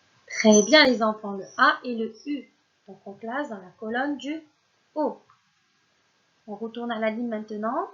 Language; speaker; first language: French; non-native, local second language; Arabic